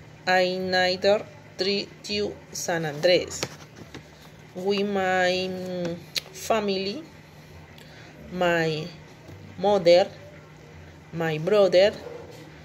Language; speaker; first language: English; non-native, learner; Spanish